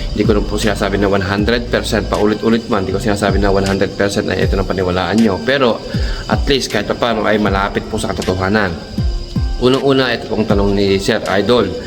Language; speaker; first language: Filipino; native; Filipino